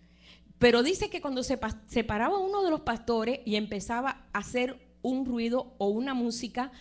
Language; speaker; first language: Spanish; native; Spanish